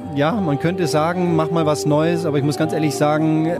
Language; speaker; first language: German; native; German